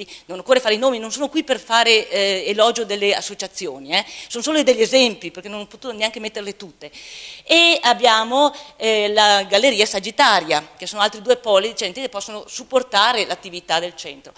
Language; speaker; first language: Italian; native; Italian